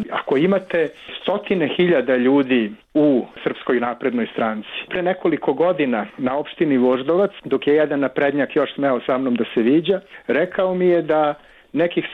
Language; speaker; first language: Serbian; native; Serbian